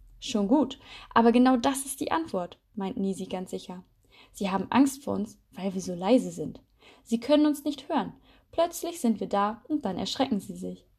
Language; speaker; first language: German; native; German